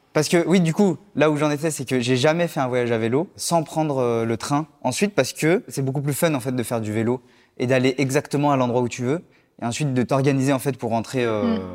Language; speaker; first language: French; native; French